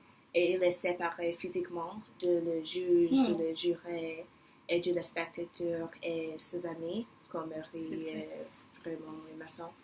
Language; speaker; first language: French; non-native, learner; English